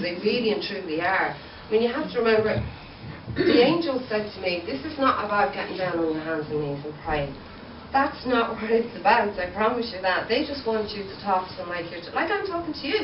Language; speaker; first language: English; native; English